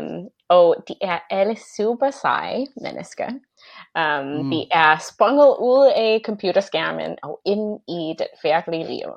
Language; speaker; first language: Danish; non-native, fluent; English